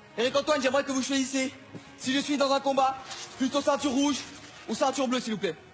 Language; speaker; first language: French; non-native, fluent; Arabic